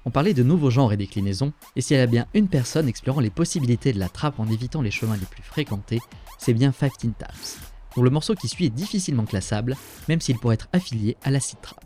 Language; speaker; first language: French; native; French